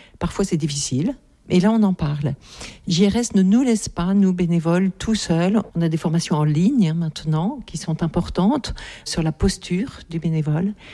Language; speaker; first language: French; native; French